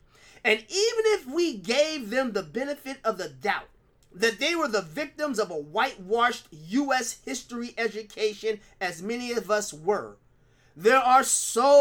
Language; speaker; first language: English; native; English